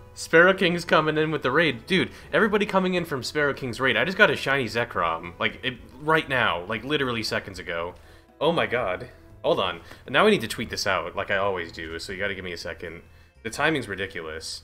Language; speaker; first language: English; native; English